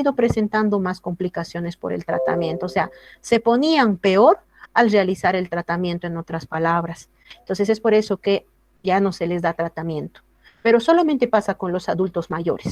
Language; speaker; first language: Spanish; native; Spanish